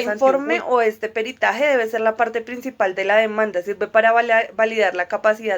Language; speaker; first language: Spanish; native; Spanish